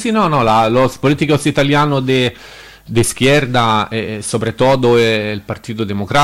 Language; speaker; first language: Spanish; non-native, learner; Italian